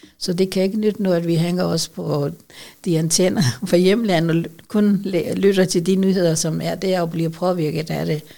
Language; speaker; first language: Danish; non-native, fluent; Urdu